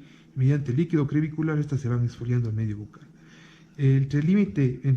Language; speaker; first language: Spanish; native; Spanish